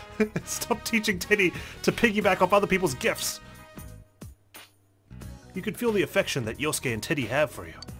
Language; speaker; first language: English; native; English